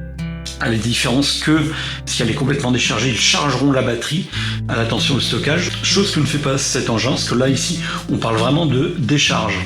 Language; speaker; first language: French; native; French